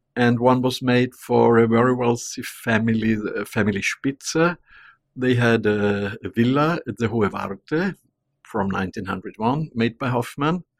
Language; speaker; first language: English; non-native, fluent; German